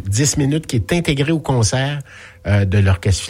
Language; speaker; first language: French; native; French